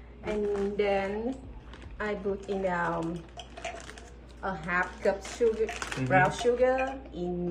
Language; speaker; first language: English; non-native, learner; Vietnamese